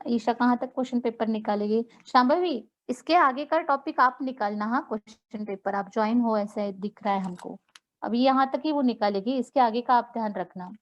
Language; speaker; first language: Hindi; non-native, local second language; Marathi